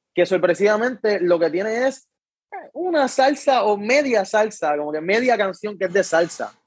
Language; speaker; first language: Spanish; native; Spanish